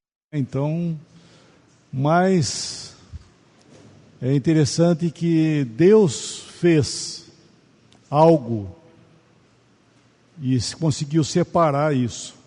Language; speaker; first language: Portuguese; native; Portuguese